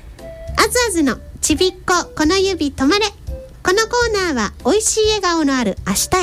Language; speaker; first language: Japanese; native; Japanese